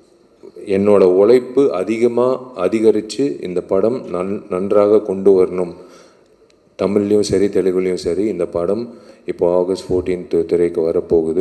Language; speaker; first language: Tamil; native; Tamil